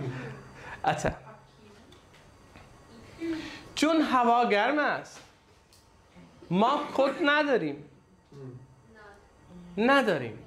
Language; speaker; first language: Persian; non-native, fluent; Urdu